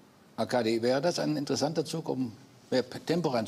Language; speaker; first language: German; native; German